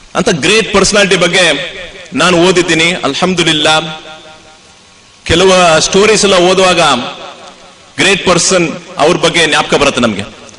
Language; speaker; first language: Kannada; non-native, local second language; Tamil